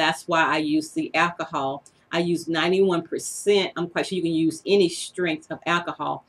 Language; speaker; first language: English; native; English